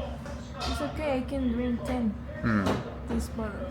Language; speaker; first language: English; non-native, learner; Spanish